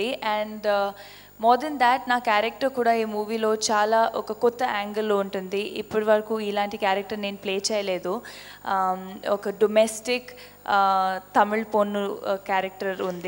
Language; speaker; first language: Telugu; non-native, fluent; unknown